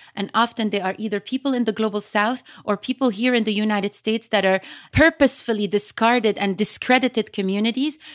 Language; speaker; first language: English; early bilingual, other home language; Arabic